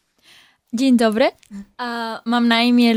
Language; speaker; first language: Polish; non-native, learner; Spanish